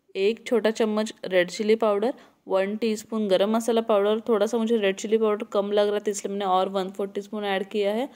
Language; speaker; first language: Hindi; native; Hindi